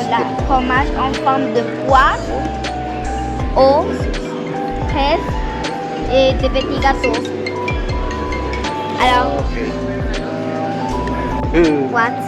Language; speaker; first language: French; non-native, fluent; Spanish